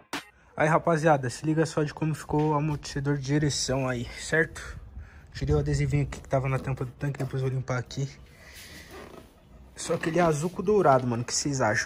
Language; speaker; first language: Portuguese; native; Portuguese